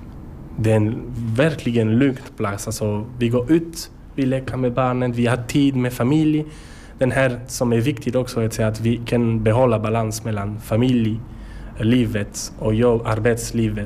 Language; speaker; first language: Swedish; non-native, learner; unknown